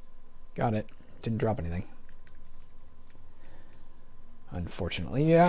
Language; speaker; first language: English; native; English